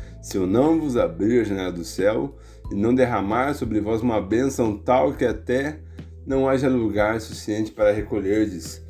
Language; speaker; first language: Portuguese; native; Portuguese